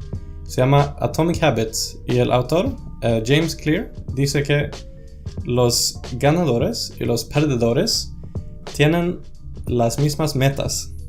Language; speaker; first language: Spanish; non-native, fluent; Swedish